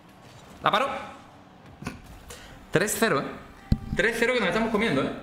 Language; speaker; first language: Spanish; native; Spanish